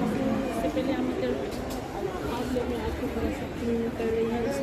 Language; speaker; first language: Hindi; non-native, local second language; Tibetan